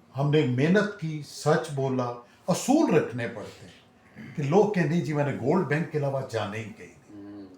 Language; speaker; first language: Urdu; non-native, local second language; Punjabi